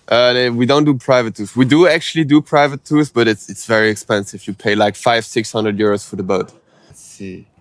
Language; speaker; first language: English; non-native, fluent; Dutch